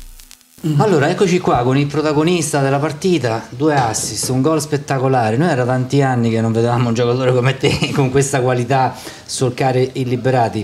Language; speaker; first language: Italian; native; Italian